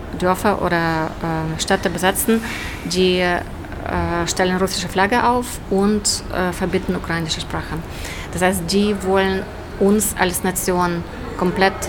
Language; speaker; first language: German; non-native, learner; Ukrainian